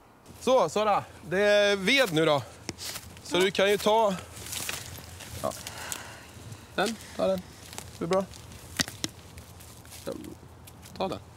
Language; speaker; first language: Swedish; native; Swedish